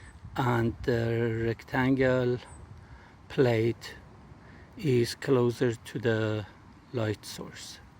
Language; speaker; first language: English; non-native, fluent; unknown